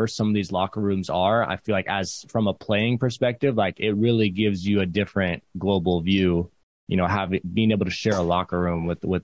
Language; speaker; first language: English; native; English